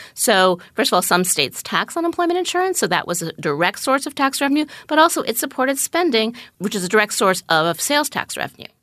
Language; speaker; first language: English; native; English